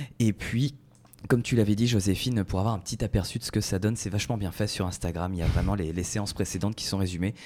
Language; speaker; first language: French; native; French